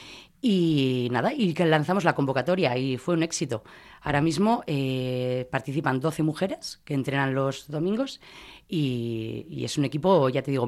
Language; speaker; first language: Spanish; native; Spanish